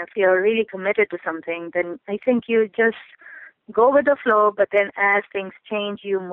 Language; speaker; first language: English; non-native, local second language; Urdu